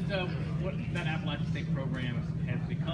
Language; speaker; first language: English; native; English